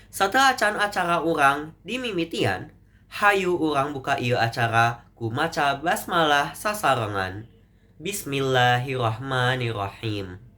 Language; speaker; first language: Sundanese; non-native, local second language; Indonesian